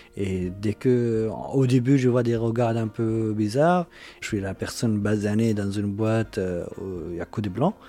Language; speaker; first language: French; non-native, fluent; Arabic